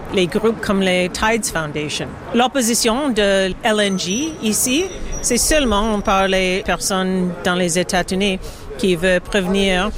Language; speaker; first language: French; non-native, learner; English